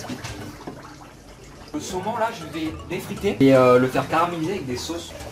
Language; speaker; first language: French; native; French